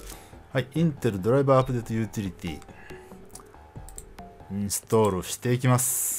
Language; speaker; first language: Japanese; native; Japanese